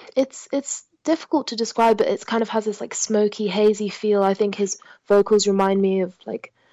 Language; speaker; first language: English; non-native, local second language; French